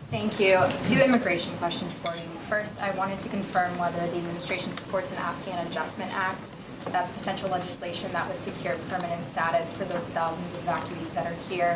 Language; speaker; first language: English; native; English